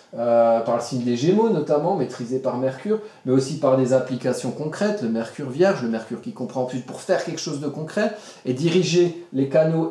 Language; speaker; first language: French; native; French